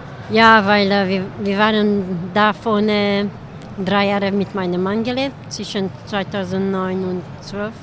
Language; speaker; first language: German; non-native, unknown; Hungarian